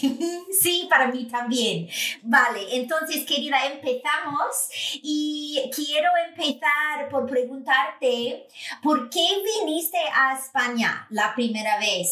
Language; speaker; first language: Spanish; non-native, fluent; English